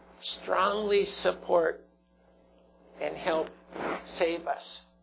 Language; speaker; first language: English; native; English